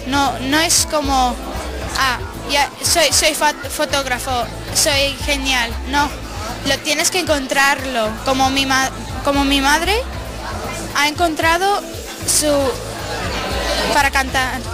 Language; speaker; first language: Spanish; early bilingual, other home language; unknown